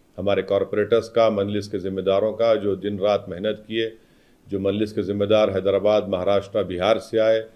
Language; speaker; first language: Hindi; non-native, local second language; Urdu